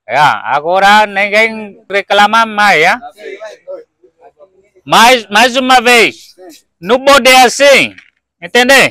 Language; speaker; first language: Portuguese; non-native, learner; Vietnamese